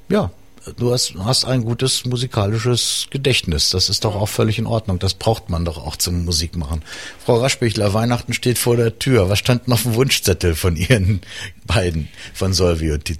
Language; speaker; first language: German; native; German